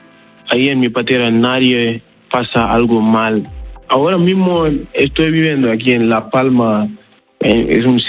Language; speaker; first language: Spanish; non-native, learner; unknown